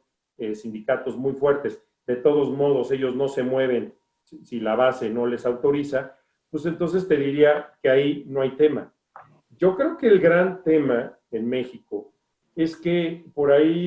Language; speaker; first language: Spanish; native; Spanish